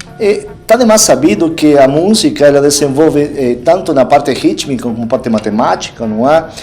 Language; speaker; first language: Portuguese; non-native, fluent; Spanish